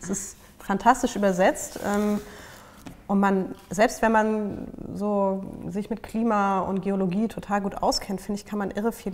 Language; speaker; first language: German; native; German